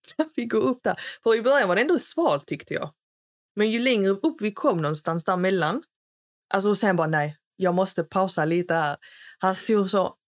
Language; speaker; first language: Swedish; non-native, fluent; Arabic